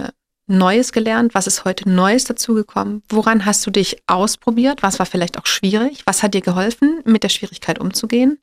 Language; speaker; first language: German; native; German